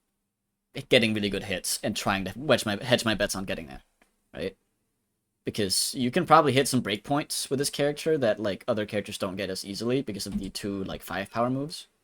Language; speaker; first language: English; native; English